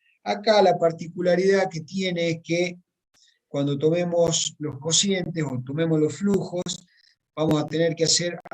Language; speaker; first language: Spanish; native; Spanish